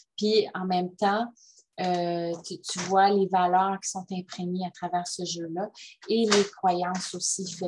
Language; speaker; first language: French; native; French